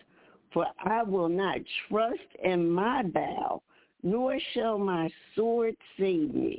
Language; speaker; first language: English; native; English